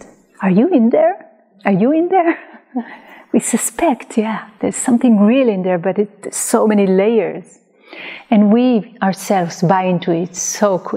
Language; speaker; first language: English; non-native, fluent; Hebrew